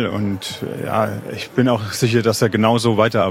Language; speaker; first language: German; native; German